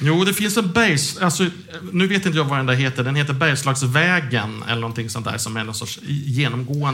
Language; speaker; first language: Swedish; native; Swedish